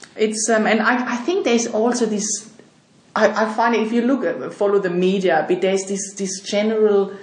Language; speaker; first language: English; non-native, fluent; German